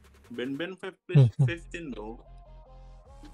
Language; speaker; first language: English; non-native, learner; Indonesian